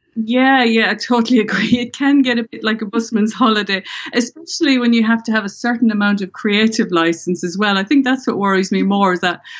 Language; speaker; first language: English; native; English